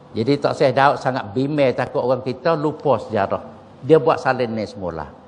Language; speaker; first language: Malay; native; Malay